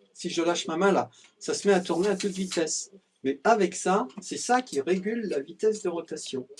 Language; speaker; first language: French; native; French